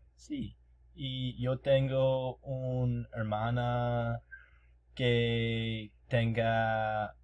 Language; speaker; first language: Spanish; non-native, learner; English